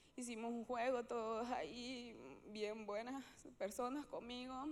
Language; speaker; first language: Spanish; native; Spanish